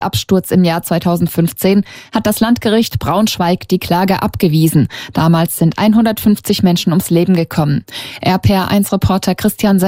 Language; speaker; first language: German; native; German